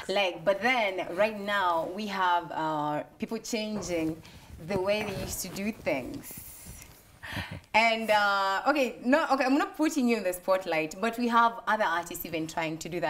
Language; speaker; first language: English; non-native, local second language; Swahili